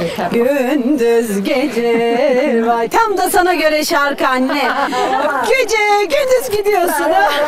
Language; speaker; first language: Turkish; native; Turkish